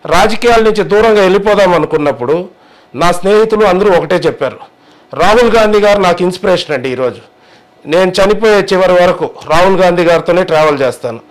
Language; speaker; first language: Telugu; native; Telugu